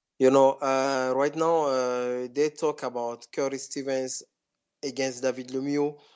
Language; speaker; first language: English; non-native, fluent; French